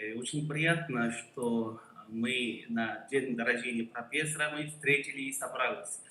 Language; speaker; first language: Russian; non-native, learner; Korean